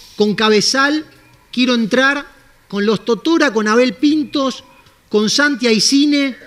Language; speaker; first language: Spanish; native; Spanish